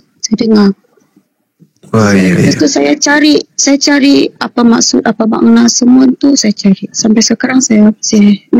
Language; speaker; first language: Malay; non-native, local second language; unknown